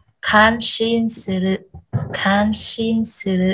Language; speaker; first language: Japanese; non-native, learner; Vietnamese